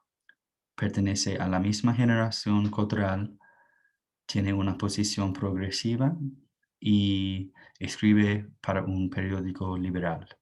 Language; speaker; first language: Spanish; non-native, fluent; English